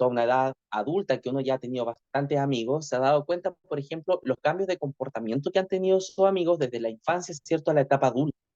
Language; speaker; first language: Spanish; native; Spanish